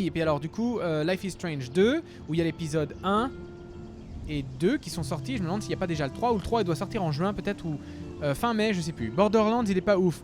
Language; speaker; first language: French; native; French